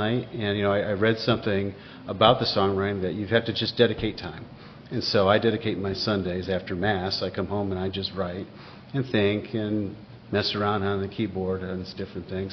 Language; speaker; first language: English; native; English